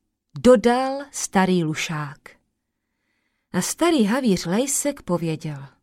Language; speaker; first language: Czech; native; Czech